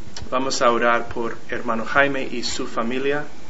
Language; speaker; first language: Spanish; non-native, learner; English